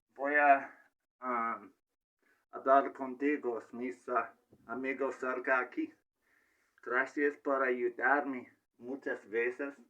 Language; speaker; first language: Spanish; non-native, learner; English